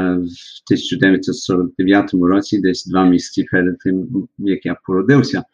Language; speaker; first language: Ukrainian; early bilingual, heritage; English